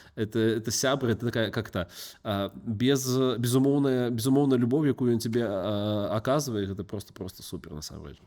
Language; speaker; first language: Russian; native; Russian